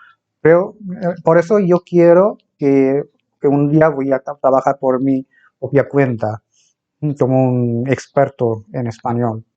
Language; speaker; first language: Spanish; non-native, fluent; Bangla